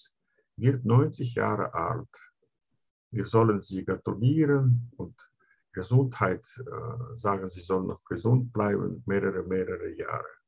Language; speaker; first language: German; non-native, fluent; Russian